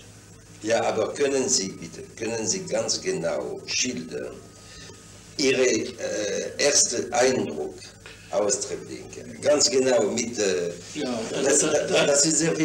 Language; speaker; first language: German; non-native, fluent; French